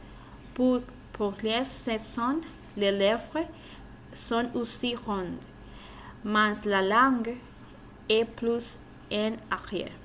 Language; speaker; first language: French; non-native, learner; Spanish